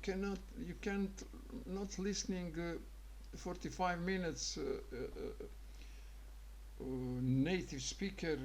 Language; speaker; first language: English; non-native, learner; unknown